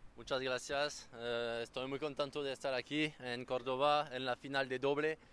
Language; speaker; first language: Spanish; non-native, learner; French